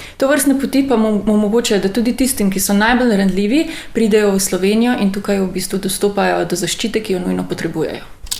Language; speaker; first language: Slovenian; native; Slovenian